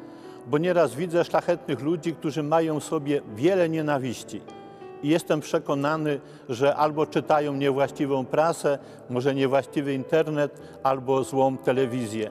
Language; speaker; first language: Polish; native; Polish